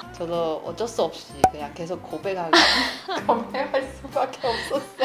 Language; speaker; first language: Korean; non-native, learner; Chinese